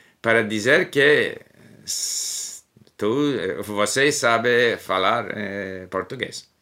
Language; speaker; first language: Portuguese; non-native, learner; English